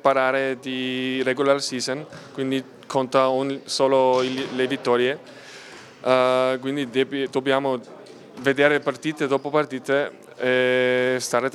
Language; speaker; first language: Italian; non-native, fluent; German